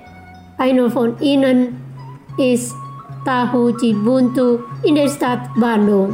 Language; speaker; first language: German; non-native, fluent; Indonesian